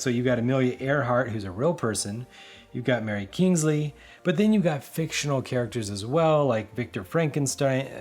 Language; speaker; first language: English; native; English